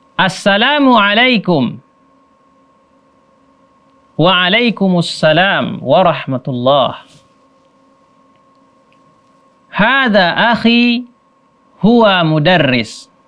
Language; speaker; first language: Arabic; non-native, fluent; Indonesian